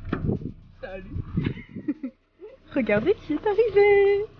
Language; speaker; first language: French; native; French